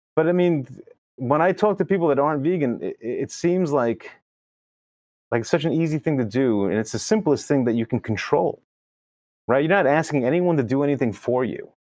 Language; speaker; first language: English; early bilingual, other home language; Spanish